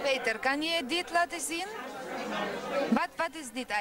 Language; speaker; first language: Dutch; non-native, fluent; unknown